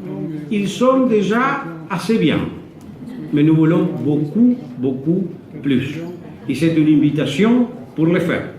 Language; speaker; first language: French; non-native, fluent; Spanish